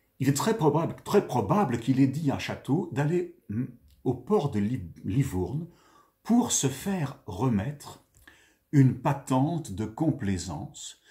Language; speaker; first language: French; native; French